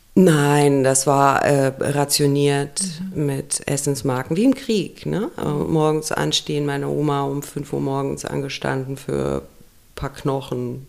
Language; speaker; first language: German; early bilingual, other home language; Romanian